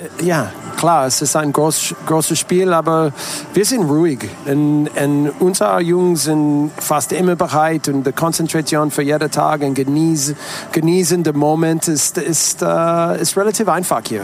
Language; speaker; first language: German; non-native, learner; English